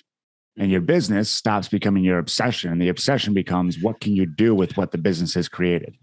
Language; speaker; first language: English; native; English